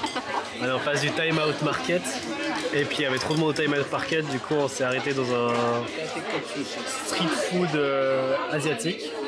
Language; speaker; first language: French; native; French